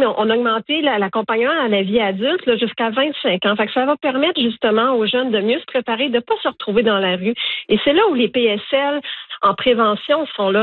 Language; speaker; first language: French; native; French